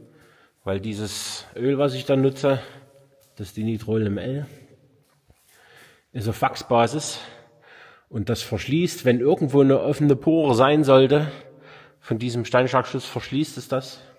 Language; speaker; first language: German; native; German